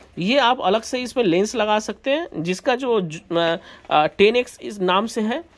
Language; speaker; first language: Hindi; native; Hindi